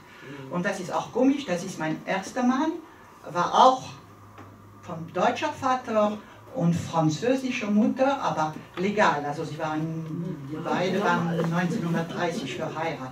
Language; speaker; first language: German; early bilingual, heritage; French